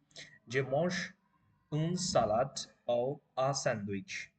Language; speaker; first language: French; non-native, learner; Bangla